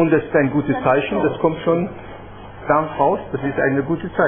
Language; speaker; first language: German; non-native, fluent; Persian